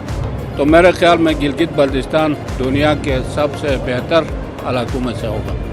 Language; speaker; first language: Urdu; non-native, local second language; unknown